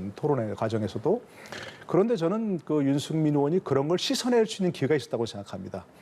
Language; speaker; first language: Korean; native; Korean